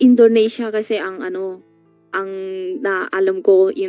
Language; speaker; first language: Filipino; non-native, learner; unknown